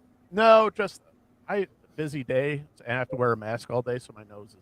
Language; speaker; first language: English; native; English